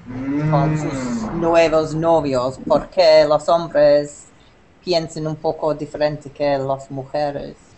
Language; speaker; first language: Spanish; non-native, learner; English